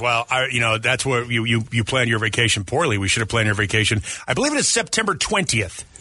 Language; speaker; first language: English; native; English